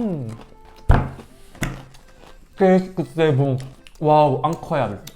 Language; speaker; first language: French; non-native, learner; Korean